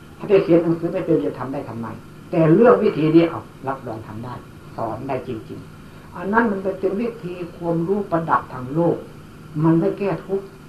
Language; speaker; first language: Thai; native; Thai